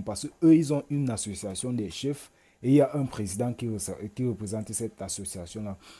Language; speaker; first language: French; native; French